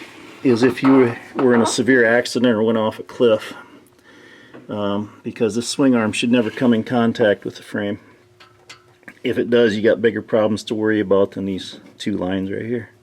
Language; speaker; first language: English; native; English